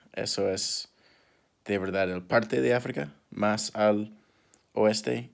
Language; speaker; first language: Spanish; non-native, learner; English